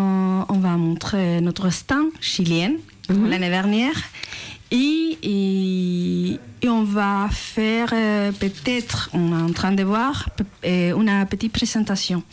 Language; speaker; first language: French; non-native, learner; Spanish